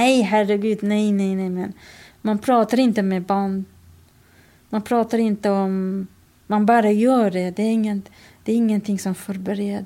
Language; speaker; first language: Swedish; non-native, fluent; Kurdish